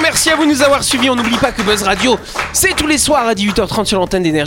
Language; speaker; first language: French; native; French